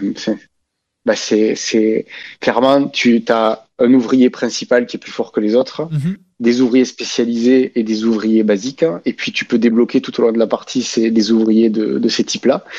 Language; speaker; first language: French; native; French